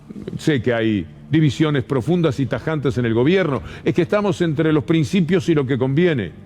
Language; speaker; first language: Spanish; native; Spanish